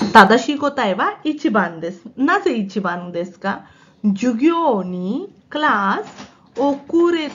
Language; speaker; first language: Japanese; non-native, fluent; Hindi